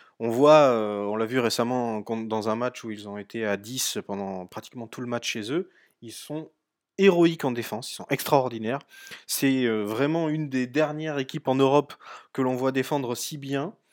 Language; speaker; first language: French; native; French